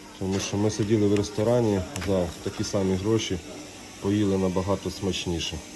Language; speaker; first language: Ukrainian; non-native, local second language; Russian